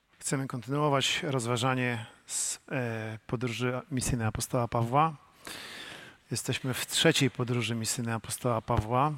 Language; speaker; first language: Polish; native; Polish